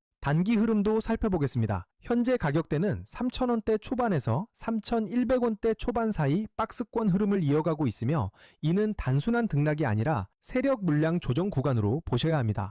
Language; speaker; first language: Korean; native; Korean